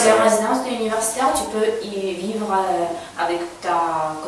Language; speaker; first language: French; non-native, learner; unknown